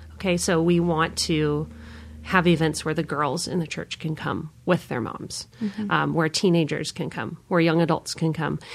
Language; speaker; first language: English; native; English